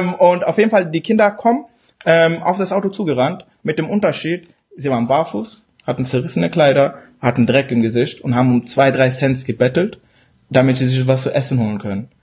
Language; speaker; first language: German; early bilingual, other home language; Urdu